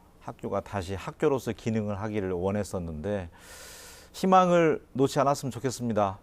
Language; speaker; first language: Korean; native; Korean